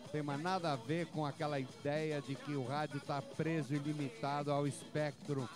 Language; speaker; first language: Portuguese; native; Portuguese